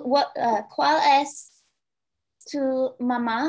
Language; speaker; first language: Spanish; non-native, learner; English